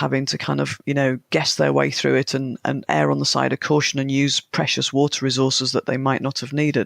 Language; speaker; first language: English; native; English